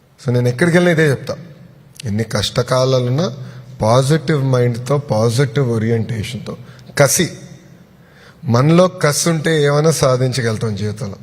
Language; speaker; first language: Telugu; native; Telugu